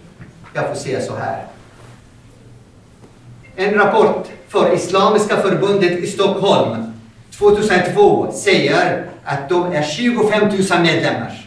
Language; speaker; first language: Swedish; non-native, fluent; Arabic